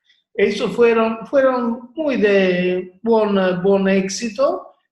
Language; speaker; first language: Spanish; non-native, learner; Italian